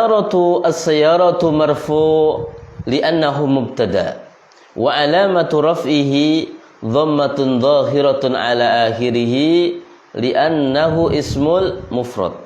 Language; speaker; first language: Arabic; non-native, fluent; Indonesian